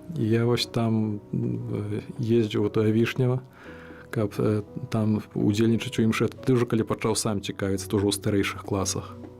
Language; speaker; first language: Belarusian; native; Belarusian